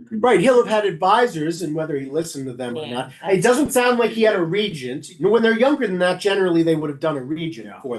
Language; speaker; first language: English; native; English